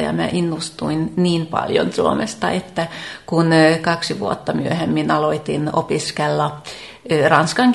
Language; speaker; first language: Finnish; non-native, fluent; Hungarian